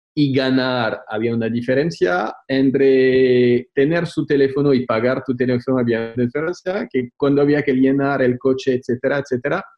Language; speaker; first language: Spanish; non-native, fluent; French